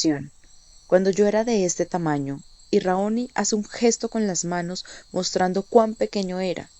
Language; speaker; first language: Spanish; native; Spanish